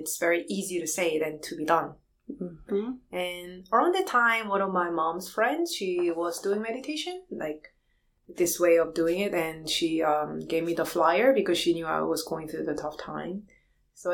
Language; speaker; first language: English; non-native, fluent; Korean